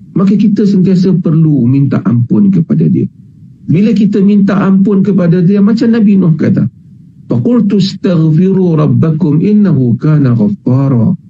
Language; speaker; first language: Malay; native; Malay